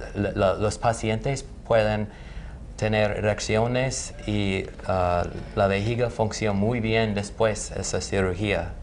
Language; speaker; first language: Spanish; non-native, learner; English